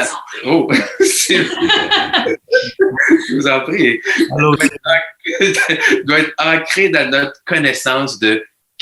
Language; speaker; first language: French; native; French